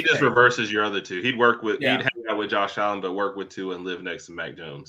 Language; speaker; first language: English; native; English